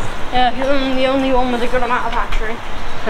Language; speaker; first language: English; native; English